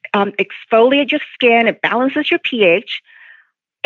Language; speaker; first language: English; non-native, local second language; Cantonese